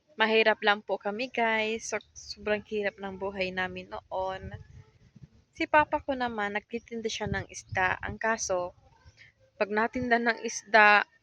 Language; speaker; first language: Filipino; non-native, local second language; Bikol